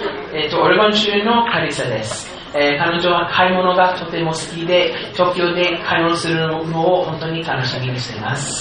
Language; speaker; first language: Japanese; non-native, fluent; English